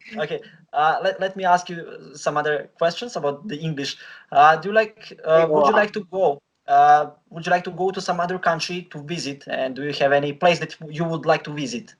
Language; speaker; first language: English; non-native, fluent; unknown